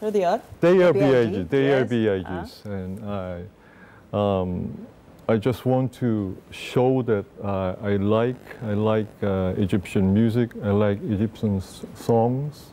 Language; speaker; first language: English; non-native, fluent; Korean